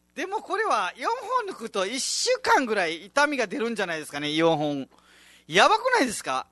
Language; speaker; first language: Japanese; non-native, fluent; Nepali